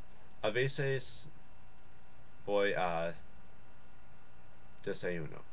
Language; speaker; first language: Spanish; non-native, learner; English